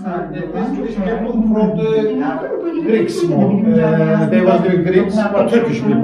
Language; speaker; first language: English; non-native, learner; Turkish